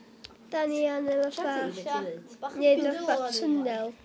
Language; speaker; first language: Welsh; native; Welsh